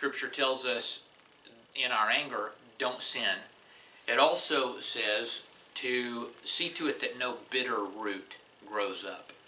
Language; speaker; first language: English; native; English